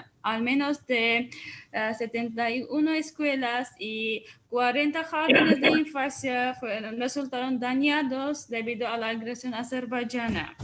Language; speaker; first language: Spanish; non-native, fluent; Armenian